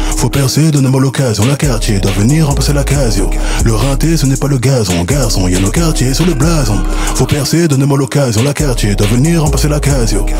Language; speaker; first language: French; native; French